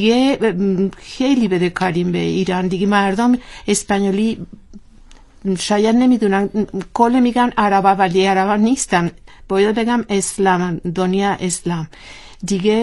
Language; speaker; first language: Persian; non-native, learner; Spanish